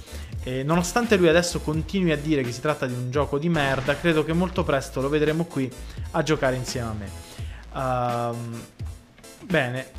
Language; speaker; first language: Italian; native; Italian